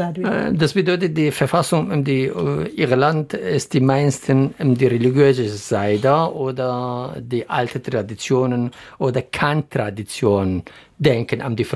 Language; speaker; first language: German; non-native, learner; Central Kurdish